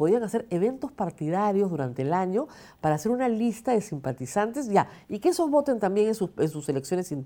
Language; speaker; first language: Spanish; native; Spanish